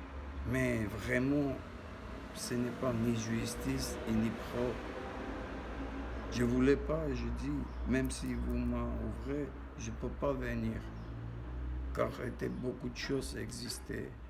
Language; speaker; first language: French; non-native, learner; Armenian